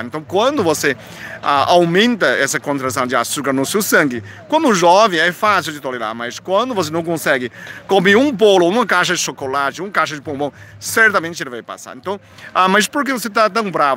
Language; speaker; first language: Portuguese; non-native, fluent; Chinese